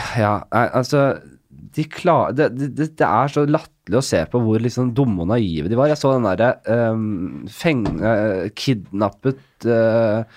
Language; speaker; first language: Norwegian; native; Norwegian